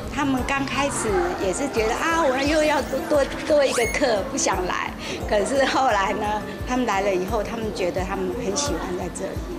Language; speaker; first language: Chinese; native; Chinese